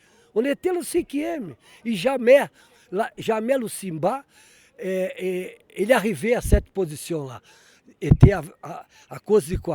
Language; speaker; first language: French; non-native, learner; Portuguese